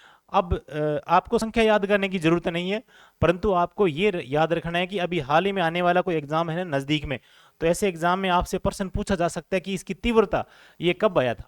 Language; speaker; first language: Hindi; native; Hindi